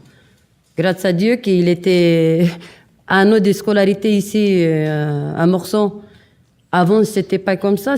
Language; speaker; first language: French; non-native, learner; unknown